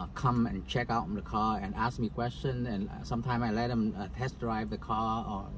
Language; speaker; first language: English; non-native, fluent; Vietnamese